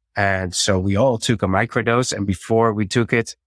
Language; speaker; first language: English; non-native, fluent; Dutch